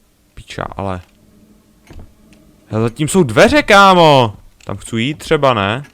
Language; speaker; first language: Czech; native; Czech